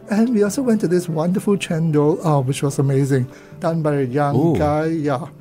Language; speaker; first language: English; non-native, local second language; Cantonese